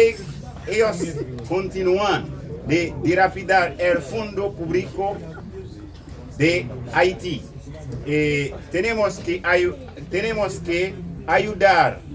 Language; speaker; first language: Spanish; non-native, learner; Haitian Creole